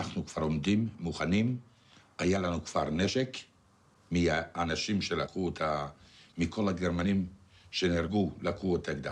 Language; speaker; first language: Hebrew; non-native, fluent; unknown